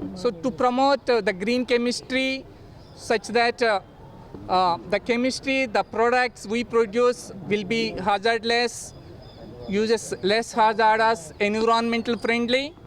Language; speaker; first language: English; non-native, local second language; Telugu